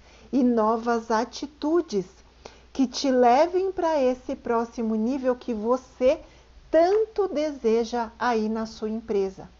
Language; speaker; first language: Portuguese; native; Portuguese